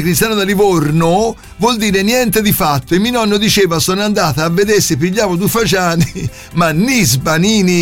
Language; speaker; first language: Italian; native; Italian